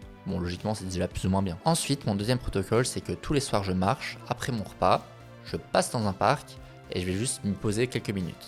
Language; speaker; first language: French; native; French